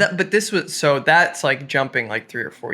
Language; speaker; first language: English; native; English